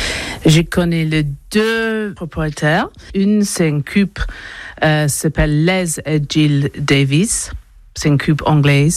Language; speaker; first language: French; non-native, learner; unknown